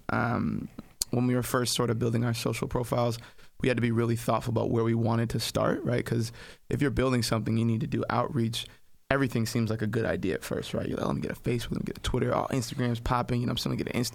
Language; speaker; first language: English; native; English